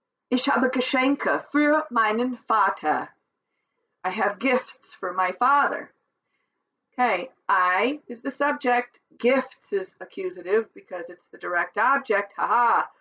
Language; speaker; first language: English; native; English